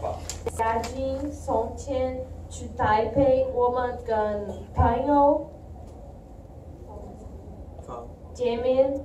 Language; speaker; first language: Chinese; non-native, learner; Portuguese